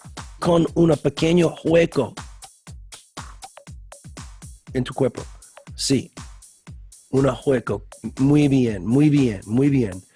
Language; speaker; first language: Spanish; non-native, learner; English